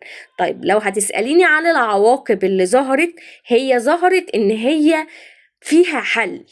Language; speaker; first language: Arabic; native; Arabic